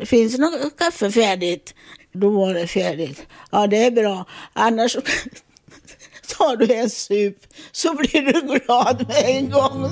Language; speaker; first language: Swedish; non-native, fluent; Italian